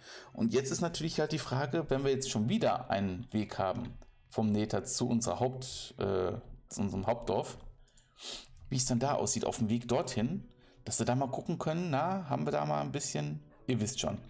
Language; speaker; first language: German; native; German